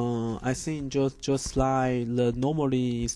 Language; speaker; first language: English; non-native, learner; Chinese